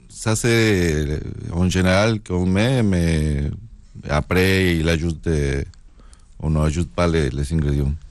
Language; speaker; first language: French; non-native, learner; Spanish